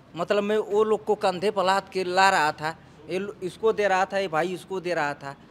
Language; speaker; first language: Hindi; native; Hindi